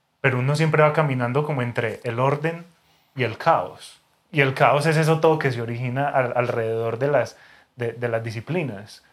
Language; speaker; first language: Spanish; native; Spanish